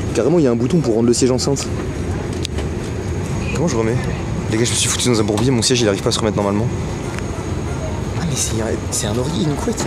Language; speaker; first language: French; native; French